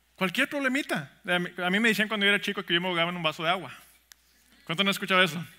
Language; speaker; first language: Spanish; early bilingual, heritage; Spanish